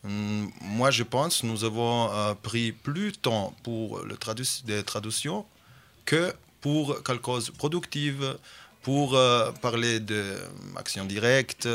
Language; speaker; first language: French; non-native, fluent; Bosnian